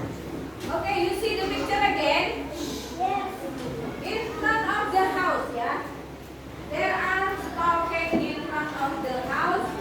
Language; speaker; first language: English; non-native, learner; Indonesian